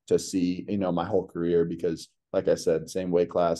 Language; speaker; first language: English; native; English